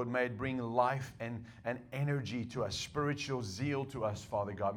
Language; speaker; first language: English; non-native, local second language; Afrikaans